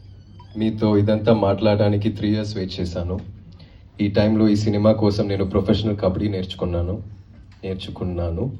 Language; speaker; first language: Telugu; non-native, learner; Tamil